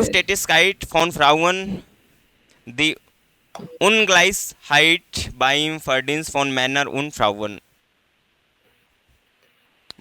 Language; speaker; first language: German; non-native, fluent; Hindi